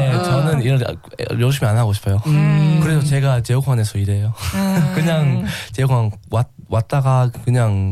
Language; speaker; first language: Korean; non-native, learner; English